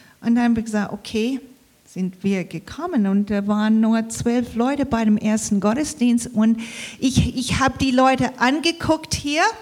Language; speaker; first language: German; early bilingual, heritage; English